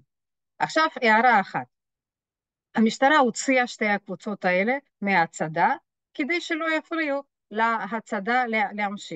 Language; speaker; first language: Hebrew; non-native, fluent; French